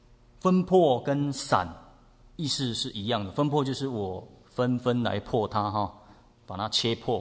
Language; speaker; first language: Chinese; native; Chinese